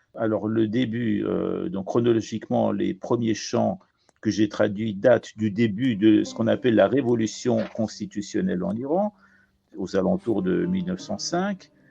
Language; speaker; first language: French; early bilingual, other home language; Persian